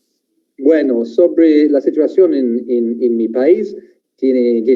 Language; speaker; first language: Spanish; non-native, fluent; English